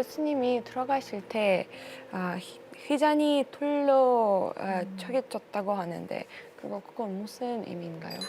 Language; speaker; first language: Korean; non-native, learner; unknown